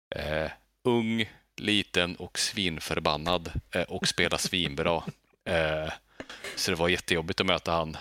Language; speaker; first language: Swedish; native; Swedish